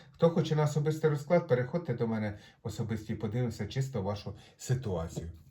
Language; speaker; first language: Ukrainian; non-native, local second language; Russian